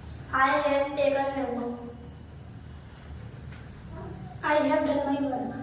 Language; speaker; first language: English; non-native, learner; Hindi